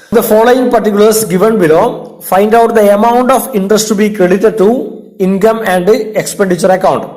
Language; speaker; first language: English; non-native, local second language; Malayalam